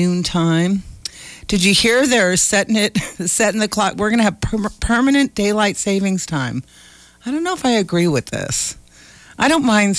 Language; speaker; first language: English; native; English